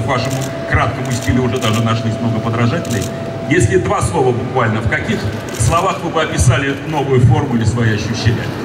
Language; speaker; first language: Russian; native; Russian